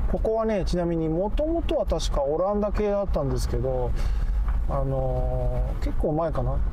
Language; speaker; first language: Japanese; native; Japanese